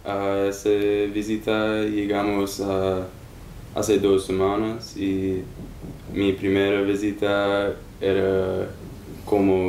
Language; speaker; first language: Spanish; non-native, learner; English